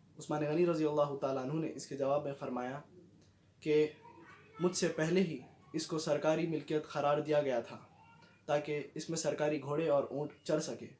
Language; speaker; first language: Urdu; native; Urdu